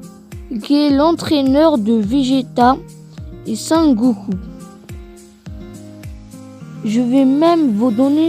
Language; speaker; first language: French; non-native, learner; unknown